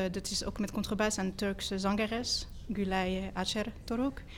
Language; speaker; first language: Dutch; non-native, fluent; French